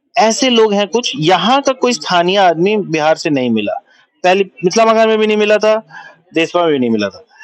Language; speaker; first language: Hindi; non-native, local second language; Bhojpuri